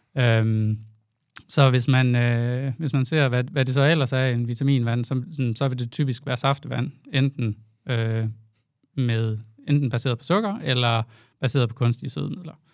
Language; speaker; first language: Danish; native; Danish